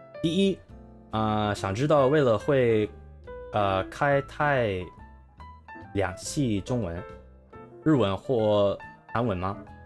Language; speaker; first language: Chinese; non-native, learner; English